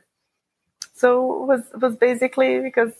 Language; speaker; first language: English; non-native, fluent; Portuguese